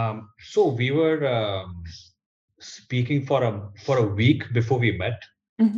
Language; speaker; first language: English; non-native, local second language; Kannada